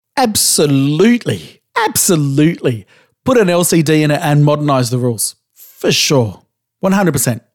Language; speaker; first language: English; native; English